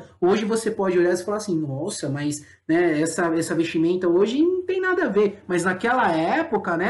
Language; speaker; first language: Portuguese; native; Portuguese